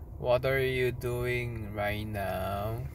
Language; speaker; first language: English; non-native, learner; Korean